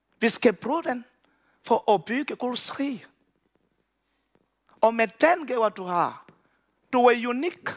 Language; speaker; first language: Danish; non-native, learner; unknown